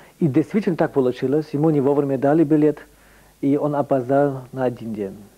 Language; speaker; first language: Russian; non-native, fluent; German